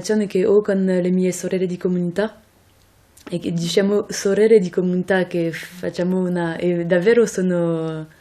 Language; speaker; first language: Italian; non-native, fluent; French